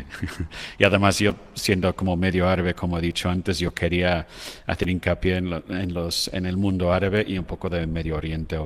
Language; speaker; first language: Spanish; non-native, fluent; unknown